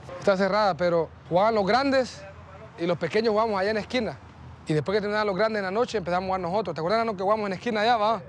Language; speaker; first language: Spanish; native; Spanish